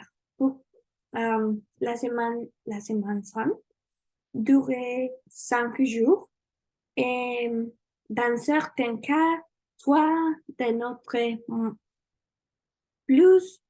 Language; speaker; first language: French; non-native, learner; Spanish